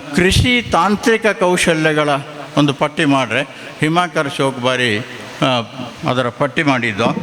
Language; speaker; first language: Kannada; native; Kannada